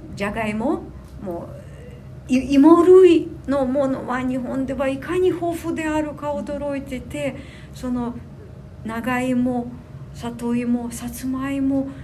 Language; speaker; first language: Japanese; non-native, fluent; Russian